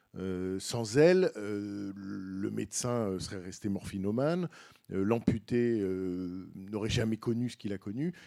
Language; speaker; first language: French; native; French